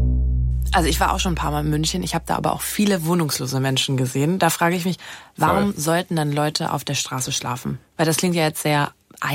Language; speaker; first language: German; native; German